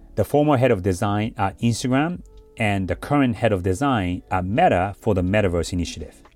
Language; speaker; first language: English; early bilingual, other home language; Japanese